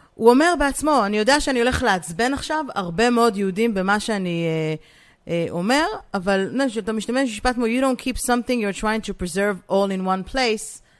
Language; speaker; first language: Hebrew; native; Hebrew